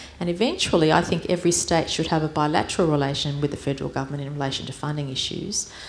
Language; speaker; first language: English; early bilingual, other home language; Armenian